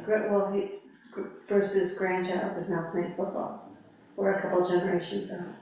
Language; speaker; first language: English; native; English